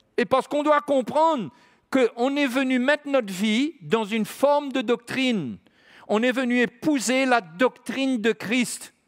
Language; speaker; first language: French; native; French